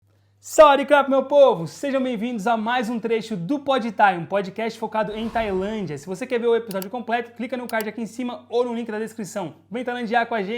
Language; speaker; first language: Portuguese; native; Portuguese